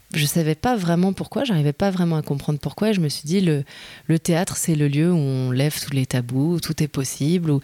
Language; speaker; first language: French; native; French